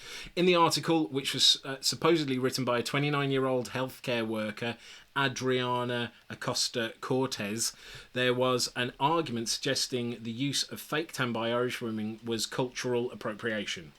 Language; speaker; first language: English; native; English